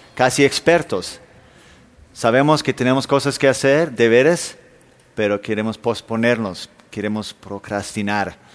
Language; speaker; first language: Spanish; non-native, fluent; Danish